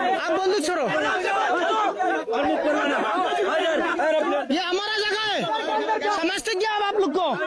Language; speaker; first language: Hindi; non-native, learner; Bangla